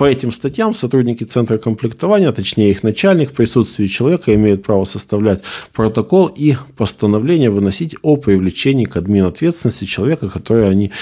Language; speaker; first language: Russian; native; Russian